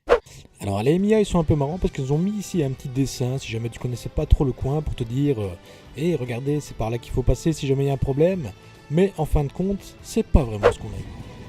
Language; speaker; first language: French; native; French